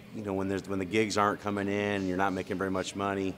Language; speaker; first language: English; native; English